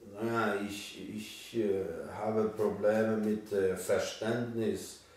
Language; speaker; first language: German; non-native, learner; Polish